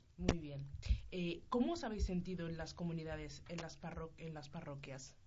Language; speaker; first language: Spanish; native; Spanish